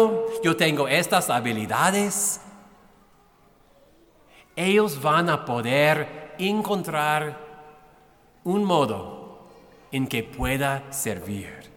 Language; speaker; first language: Spanish; non-native, fluent; English